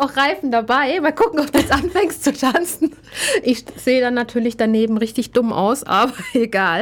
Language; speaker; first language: German; native; German